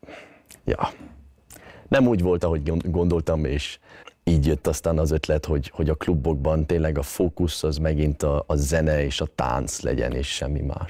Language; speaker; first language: Hungarian; early bilingual, heritage; Hungarian